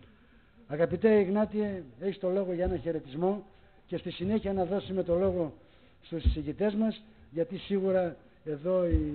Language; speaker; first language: Greek; native; Greek